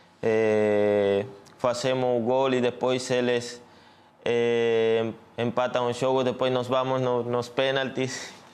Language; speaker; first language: Portuguese; non-native, learner; Spanish